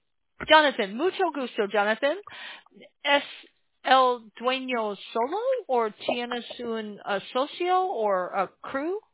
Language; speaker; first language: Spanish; non-native, learner; English